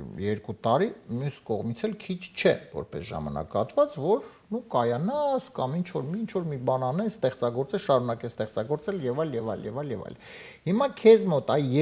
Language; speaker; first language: Armenian; native; Armenian